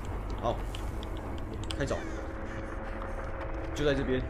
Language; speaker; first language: Chinese; native; Chinese